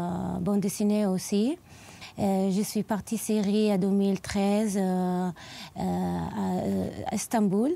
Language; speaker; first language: French; non-native, learner; Arabic